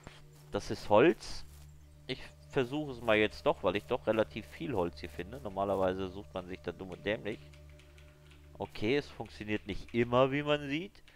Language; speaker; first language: German; native; German